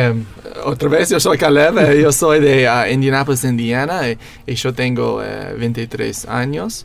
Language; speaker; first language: Spanish; non-native, learner; English